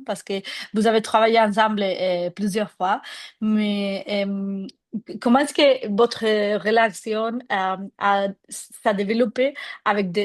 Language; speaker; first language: French; non-native, fluent; Spanish